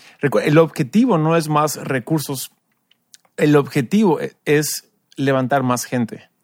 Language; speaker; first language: Spanish; early bilingual, other home language; English